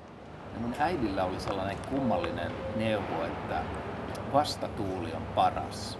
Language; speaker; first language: Finnish; native; Finnish